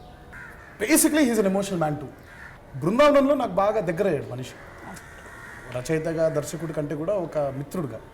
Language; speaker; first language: Telugu; native; Telugu